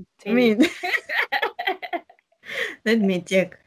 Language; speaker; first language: English; non-native, learner; Japanese